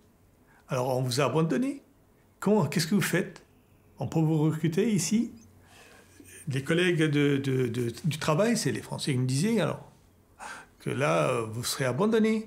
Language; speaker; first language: French; non-native, fluent; Persian